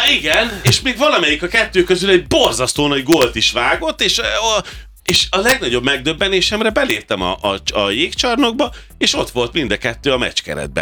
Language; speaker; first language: Hungarian; native; Hungarian